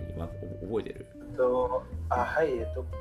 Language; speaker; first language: Japanese; non-native, learner; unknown